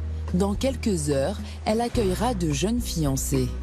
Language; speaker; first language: French; native; French